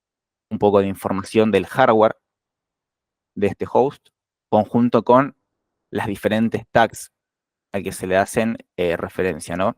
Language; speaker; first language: Spanish; native; Spanish